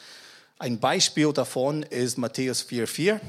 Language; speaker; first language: German; non-native, fluent; English